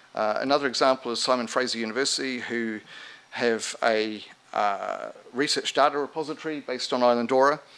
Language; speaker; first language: English; native; English